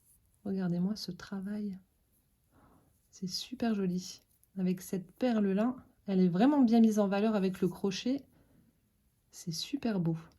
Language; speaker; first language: French; native; French